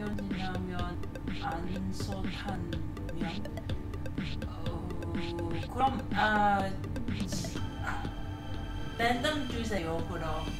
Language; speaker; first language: Korean; non-native, learner; Cantonese